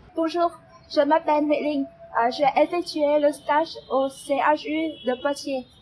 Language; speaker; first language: French; non-native, fluent; Vietnamese